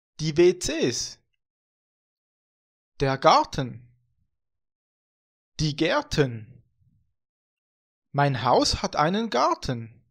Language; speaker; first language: German; non-native, fluent; Vietnamese